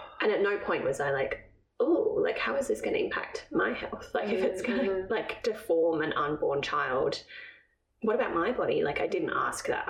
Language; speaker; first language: English; native; English